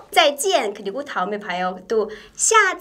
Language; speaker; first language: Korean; non-native, fluent; Chinese